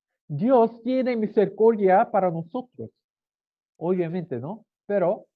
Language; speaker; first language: Spanish; non-native, learner; Korean